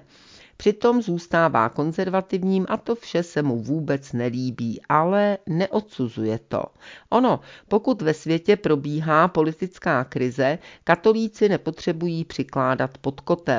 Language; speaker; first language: Czech; native; Czech